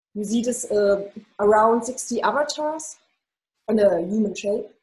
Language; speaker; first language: English; non-native, fluent; German